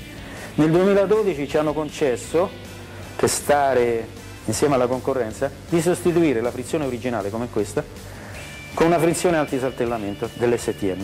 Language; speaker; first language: Italian; native; Italian